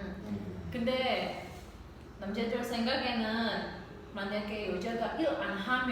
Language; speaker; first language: Korean; non-native, learner; Indonesian